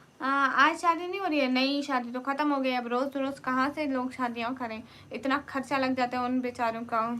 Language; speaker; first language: Urdu; non-native, local second language; Punjabi